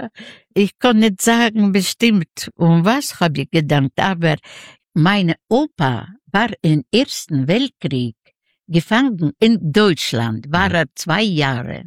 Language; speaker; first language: German; non-native, learner; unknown